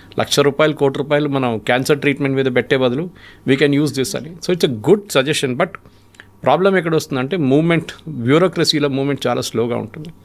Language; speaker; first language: Telugu; non-native, fluent; Malayalam